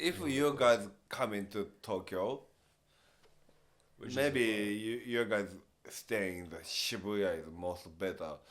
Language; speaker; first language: English; non-native, learner; Japanese